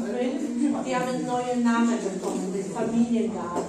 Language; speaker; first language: German; non-native, learner; Polish